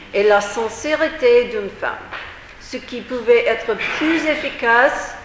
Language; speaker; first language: French; non-native, fluent; English